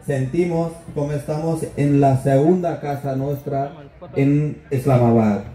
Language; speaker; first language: Spanish; non-native, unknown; Urdu